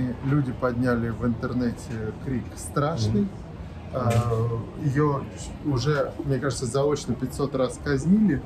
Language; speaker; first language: Russian; native; Russian